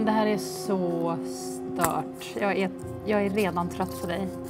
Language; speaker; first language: Swedish; native; Swedish